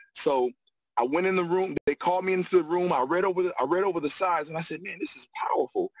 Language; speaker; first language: English; native; English